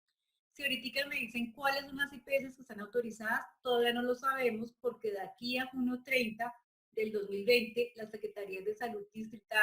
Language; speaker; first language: Spanish; native; Spanish